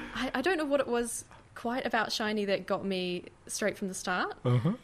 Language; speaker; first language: English; native; English